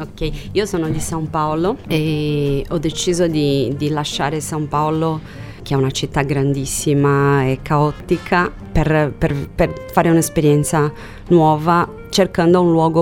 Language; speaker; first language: Italian; non-native, fluent; Portuguese